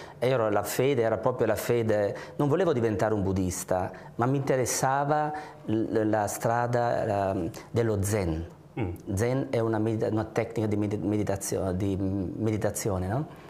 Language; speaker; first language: Italian; non-native, local second language; German